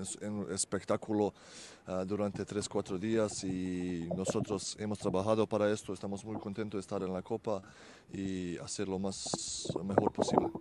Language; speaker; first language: Spanish; non-native, fluent; Bosnian